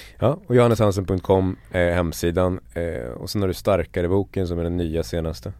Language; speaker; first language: Swedish; native; Swedish